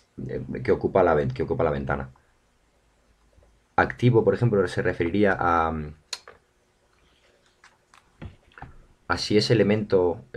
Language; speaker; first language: Spanish; native; Spanish